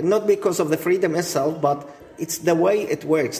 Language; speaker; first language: English; non-native, fluent; Assyrian Neo-Aramaic